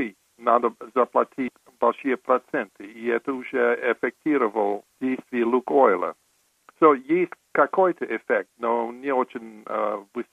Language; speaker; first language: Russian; non-native, fluent; English